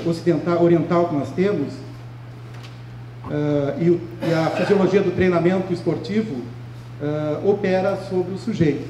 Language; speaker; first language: Portuguese; native; Portuguese